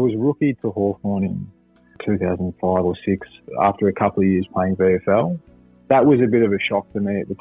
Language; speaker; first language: English; native; English